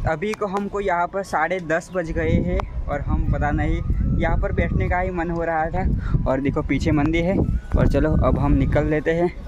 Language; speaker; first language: Hindi; non-native, local second language; Gujarati